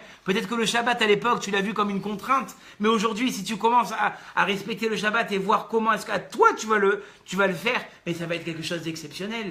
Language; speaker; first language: French; native; French